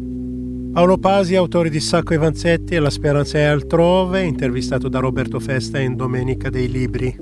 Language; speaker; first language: Italian; native; Italian